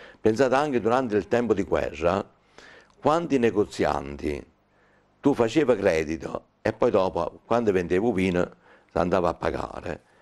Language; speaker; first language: Italian; native; Italian